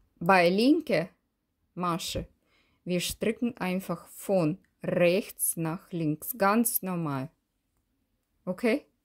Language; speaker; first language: German; non-native, learner; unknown